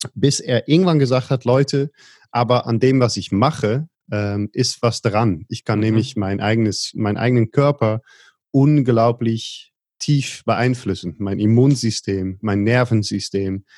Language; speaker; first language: German; non-native, fluent; Dutch